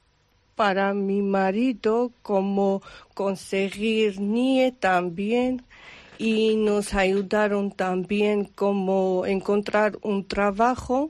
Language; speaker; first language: Spanish; non-native, learner; Georgian